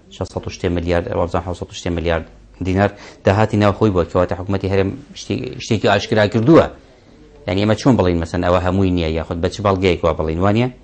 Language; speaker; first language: Central Kurdish; non-native, local second language; Kurdish